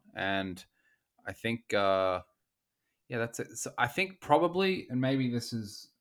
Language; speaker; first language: English; native; English